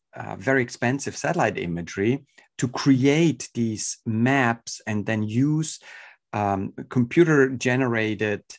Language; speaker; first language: English; non-native, fluent; Swiss German